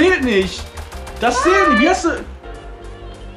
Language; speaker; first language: German; native; German